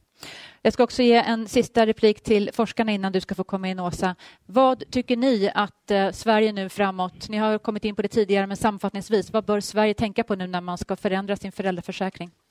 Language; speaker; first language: Swedish; native; Swedish